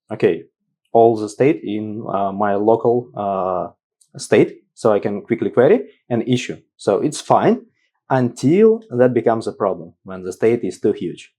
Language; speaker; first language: English; non-native, fluent; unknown